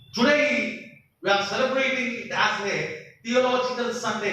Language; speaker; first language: English; non-native, local second language; Telugu